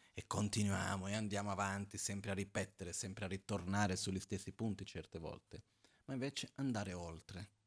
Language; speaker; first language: Italian; non-native, fluent; Portuguese